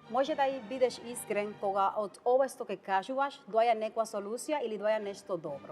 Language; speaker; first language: Macedonian; non-native, fluent; Spanish